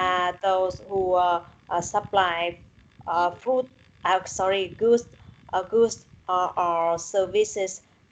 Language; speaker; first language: English; non-native, learner; Vietnamese